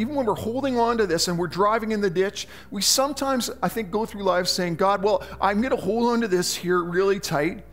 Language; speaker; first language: English; native; English